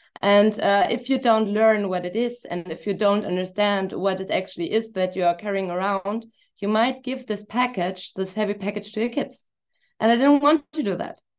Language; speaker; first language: English; non-native, fluent; German